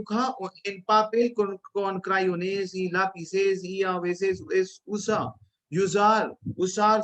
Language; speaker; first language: Spanish; non-native, fluent; Hindi